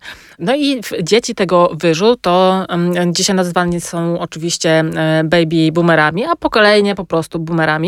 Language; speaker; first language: Polish; native; Polish